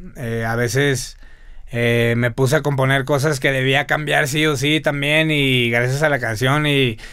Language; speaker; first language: Spanish; native; Spanish